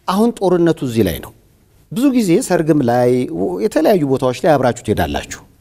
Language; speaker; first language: Amharic; native; Amharic